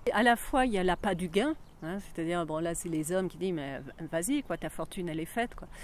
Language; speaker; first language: French; native; French